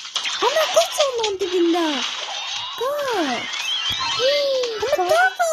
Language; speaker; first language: Turkish; non-native, learner; Azerbaijani